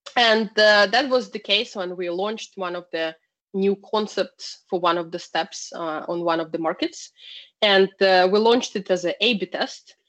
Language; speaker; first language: English; non-native, fluent; Russian